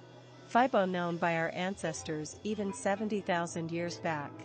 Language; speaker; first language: English; non-native, fluent; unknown